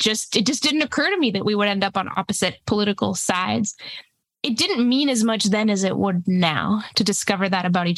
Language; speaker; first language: English; early bilingual, other home language; Spanish